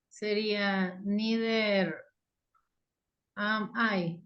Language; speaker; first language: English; non-native, learner; Spanish